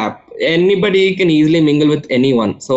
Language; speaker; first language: English; non-native, local second language; Telugu